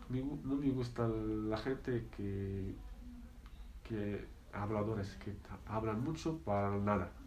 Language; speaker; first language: Spanish; non-native, learner; Arabic